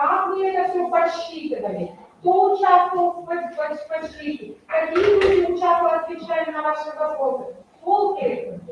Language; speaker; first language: Russian; non-native, local second language; Kazakh